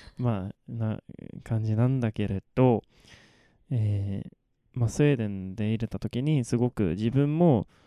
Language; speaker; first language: Japanese; non-native, fluent; Swedish